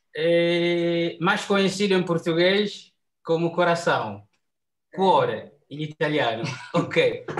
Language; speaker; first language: Italian; non-native, fluent; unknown